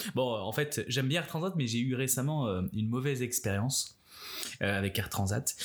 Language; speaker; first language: French; native; French